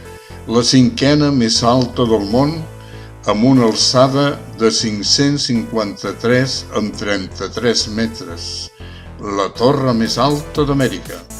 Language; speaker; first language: Catalan; native; Catalan